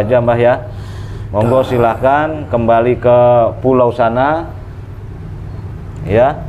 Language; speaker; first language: Indonesian; native; Indonesian